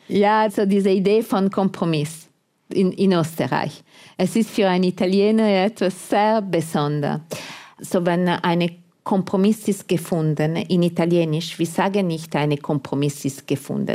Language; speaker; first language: German; non-native, fluent; Italian